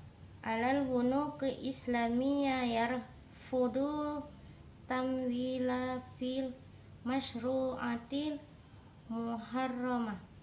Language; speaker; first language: Arabic; non-native, learner; Indonesian